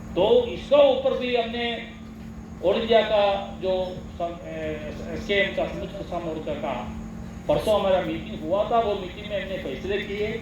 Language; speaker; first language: Hindi; non-native, local second language; Malayalam